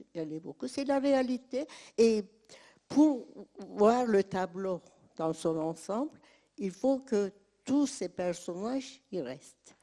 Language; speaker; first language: French; non-native, fluent; Turkish